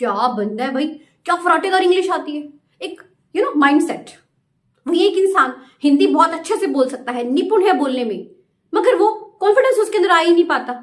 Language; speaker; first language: Hindi; native; Hindi